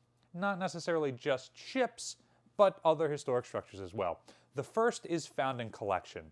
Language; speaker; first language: English; native; English